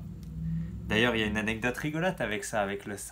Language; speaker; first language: French; native; French